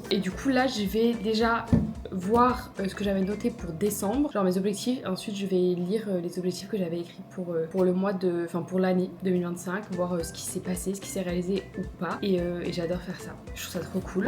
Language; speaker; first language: French; native; French